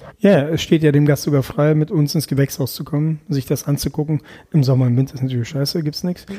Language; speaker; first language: German; early bilingual, other home language; Russian